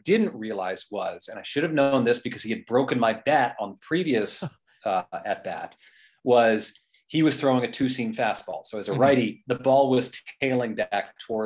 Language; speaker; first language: English; native; English